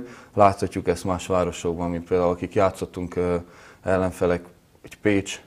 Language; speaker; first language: Hungarian; native; Hungarian